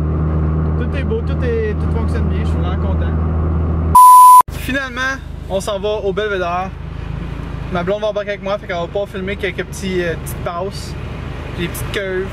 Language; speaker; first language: French; native; French